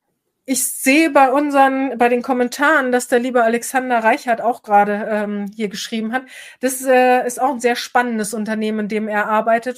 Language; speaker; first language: German; native; German